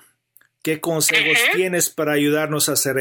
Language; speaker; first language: Spanish; native; Spanish